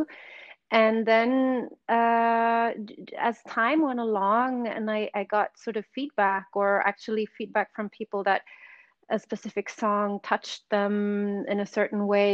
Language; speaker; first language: English; non-native, fluent; Swedish